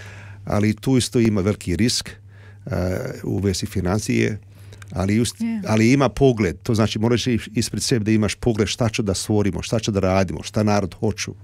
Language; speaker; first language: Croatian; early bilingual, heritage; Croatian